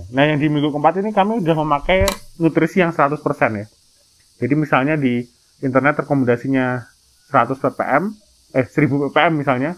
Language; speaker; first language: Indonesian; native; Indonesian